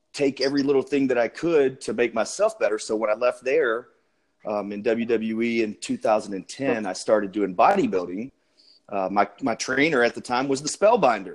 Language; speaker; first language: English; native; English